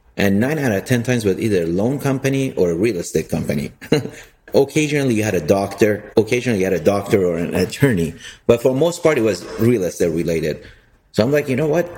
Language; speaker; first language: English; early bilingual, other home language; Persian